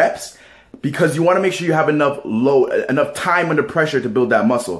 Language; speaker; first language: English; native; English